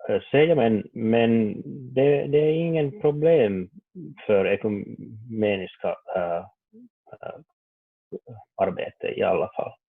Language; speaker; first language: Swedish; non-native, learner; Finnish